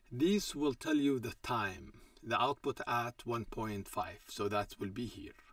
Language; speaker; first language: English; non-native, fluent; Arabic